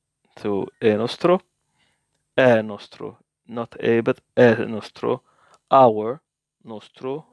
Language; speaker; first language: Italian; non-native, learner; English